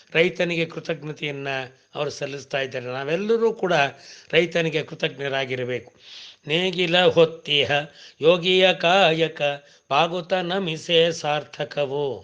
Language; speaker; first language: Kannada; non-native, local second language; Tamil